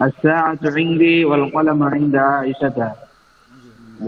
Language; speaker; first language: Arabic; non-native, learner; Bangla